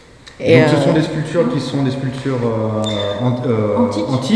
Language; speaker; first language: French; native; French